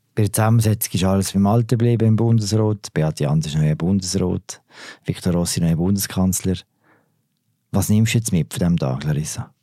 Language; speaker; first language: German; native; German